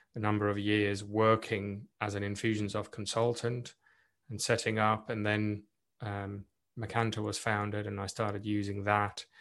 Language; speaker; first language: English; non-native, local second language; Afrikaans